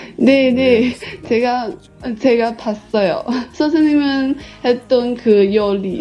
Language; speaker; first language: Korean; non-native, learner; Chinese